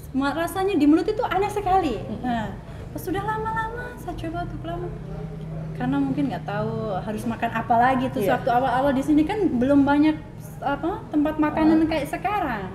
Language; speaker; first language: Indonesian; native; Indonesian